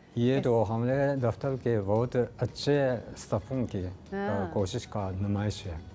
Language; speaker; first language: Urdu; non-native, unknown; Japanese